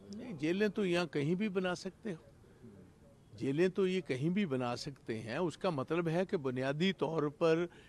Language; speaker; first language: Hindi; non-native, local second language; Punjabi